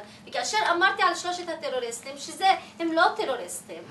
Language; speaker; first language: Hebrew; non-native, local second language; Arabic